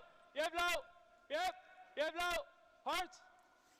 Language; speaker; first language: Dutch; native; Dutch